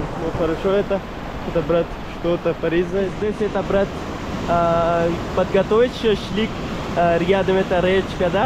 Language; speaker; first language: Russian; non-native, learner; Pashto